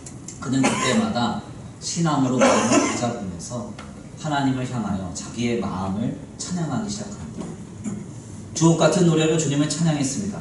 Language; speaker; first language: Korean; native; Korean